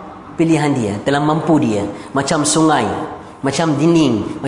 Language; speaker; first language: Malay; non-native, fluent; Arabic